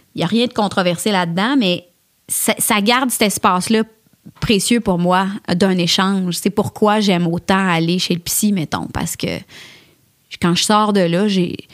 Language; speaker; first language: French; native; French